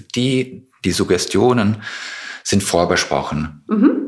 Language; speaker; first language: German; non-native, fluent; English